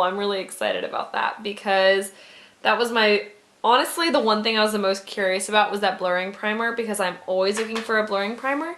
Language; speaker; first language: English; native; English